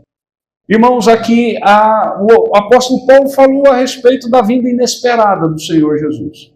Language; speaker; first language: Portuguese; native; Portuguese